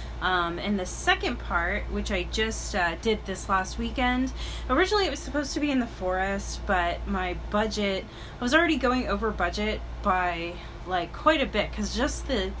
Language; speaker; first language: English; native; English